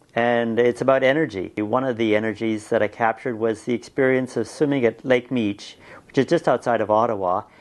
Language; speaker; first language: English; native; English